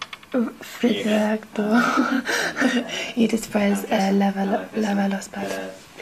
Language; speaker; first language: Spanish; non-native, learner; English